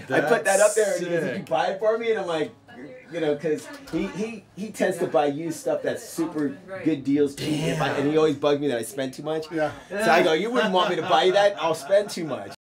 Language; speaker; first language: English; native; English